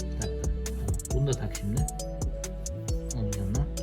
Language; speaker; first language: Turkish; native; Turkish